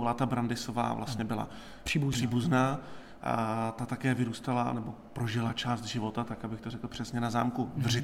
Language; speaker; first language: Czech; native; Czech